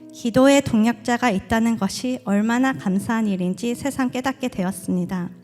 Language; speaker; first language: Korean; early bilingual, heritage; Korean